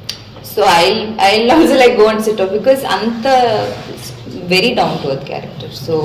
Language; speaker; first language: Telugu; non-native, local second language; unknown